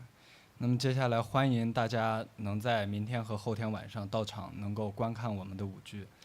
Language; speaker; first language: Chinese; native; Chinese